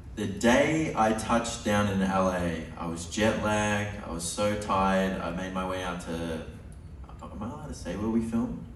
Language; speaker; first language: English; native; English